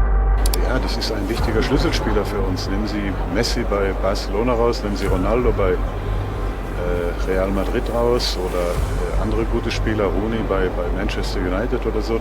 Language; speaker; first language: German; native; German